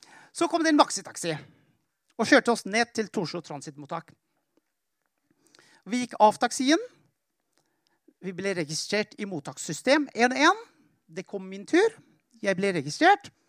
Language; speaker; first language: Norwegian; non-native, fluent; Persian